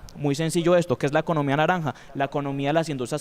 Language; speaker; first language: Spanish; native; Spanish